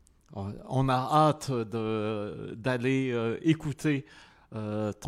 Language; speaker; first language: French; native; French